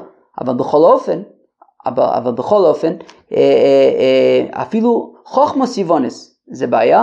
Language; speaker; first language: Hebrew; non-native, fluent; English